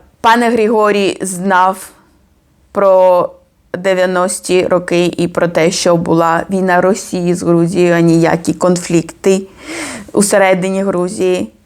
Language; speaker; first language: Ukrainian; non-native, fluent; Georgian